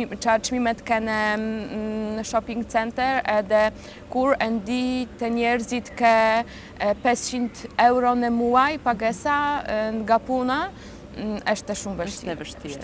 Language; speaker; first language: Albanian; non-native, learner; Polish